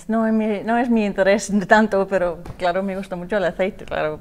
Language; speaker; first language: Spanish; non-native, learner; Danish